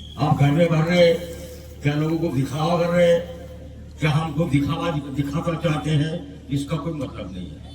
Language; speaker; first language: Hindi; non-native, local second language; Marathi